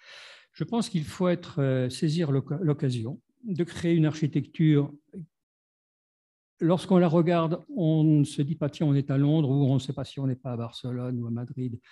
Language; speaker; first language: French; native; French